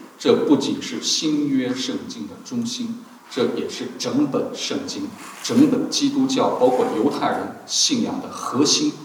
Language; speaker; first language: Chinese; native; Chinese